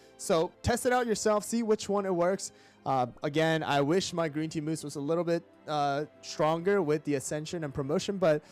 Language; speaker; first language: English; native; English